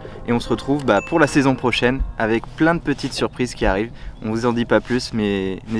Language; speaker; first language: French; native; French